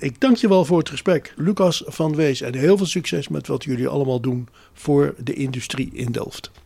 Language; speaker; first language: Dutch; native; Dutch